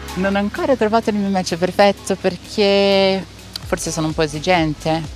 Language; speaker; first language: Italian; non-native, fluent; Portuguese